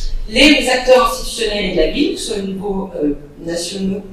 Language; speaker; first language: French; native; French